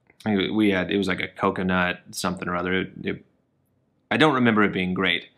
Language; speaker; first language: English; native; English